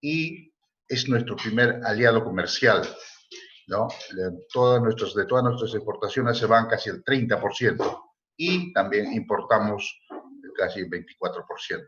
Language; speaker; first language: Spanish; native; Spanish